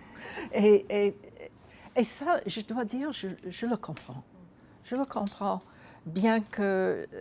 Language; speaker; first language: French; non-native, fluent; English